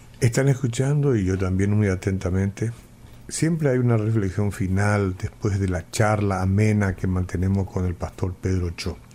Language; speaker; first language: Spanish; native; Spanish